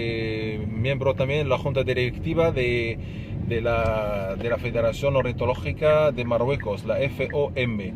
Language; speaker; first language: Spanish; non-native, fluent; Arabic